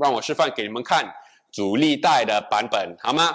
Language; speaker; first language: Chinese; native; Chinese